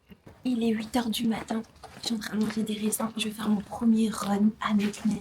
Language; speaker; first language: French; non-native, local second language; Arabic